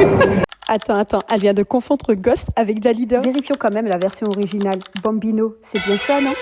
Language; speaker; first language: French; native; French